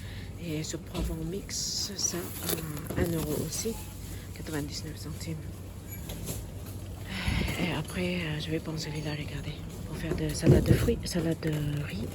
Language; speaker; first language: French; non-native, learner; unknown